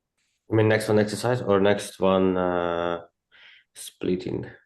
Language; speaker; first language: English; non-native, learner; Ukrainian